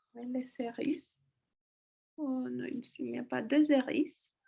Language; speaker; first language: French; non-native, fluent; Spanish